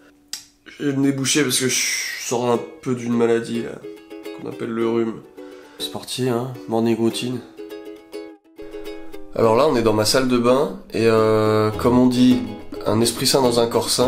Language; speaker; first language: French; native; French